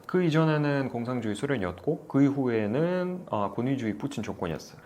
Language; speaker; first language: Korean; non-native, fluent; Russian